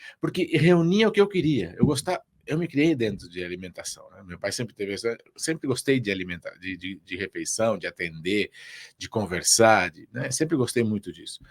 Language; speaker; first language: Portuguese; early bilingual, other home language; Spanish